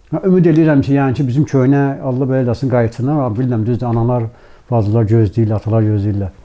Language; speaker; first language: Azerbaijani; native; Azerbaijani